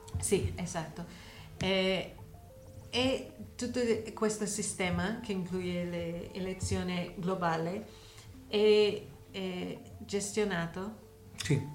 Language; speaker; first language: Italian; non-native, learner; English